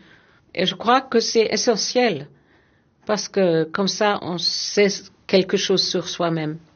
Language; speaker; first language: French; non-native, fluent; German